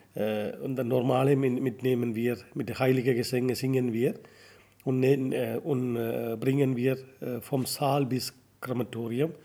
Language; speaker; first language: German; non-native, learner; Tamil